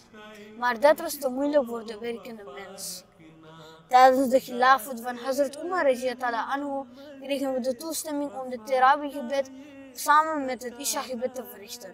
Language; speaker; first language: Dutch; early bilingual, other home language; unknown